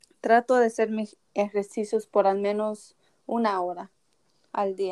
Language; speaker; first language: Spanish; early bilingual, heritage; Spanish